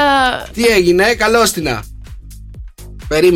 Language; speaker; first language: Greek; native; Greek